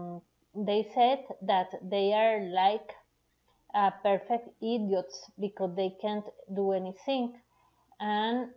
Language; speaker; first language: English; non-native, learner; Spanish